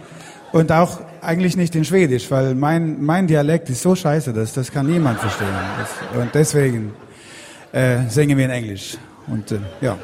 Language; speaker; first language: German; non-native, learner; Swedish